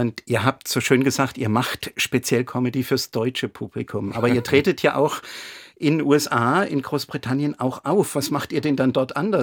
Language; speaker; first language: German; native; German